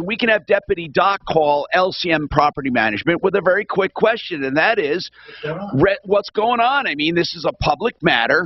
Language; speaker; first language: English; native; English